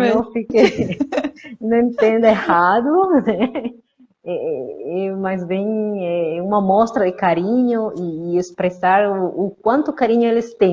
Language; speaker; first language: Portuguese; non-native, fluent; Spanish